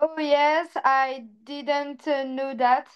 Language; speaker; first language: English; non-native, learner; French